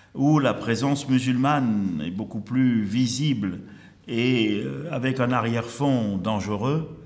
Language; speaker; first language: French; native; French